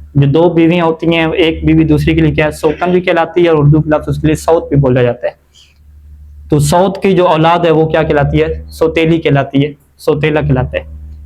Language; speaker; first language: Urdu; native; Urdu